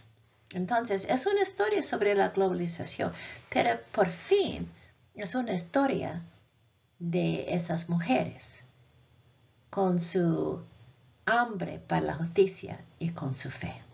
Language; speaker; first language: Spanish; non-native, fluent; English